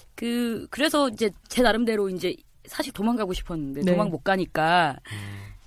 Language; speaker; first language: Korean; native; Korean